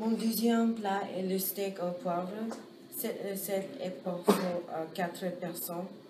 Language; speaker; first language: French; non-native, learner; English